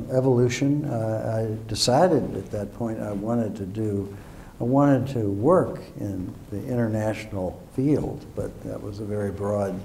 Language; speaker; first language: English; native; English